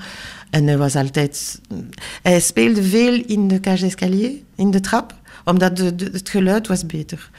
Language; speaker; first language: Dutch; non-native, local second language; French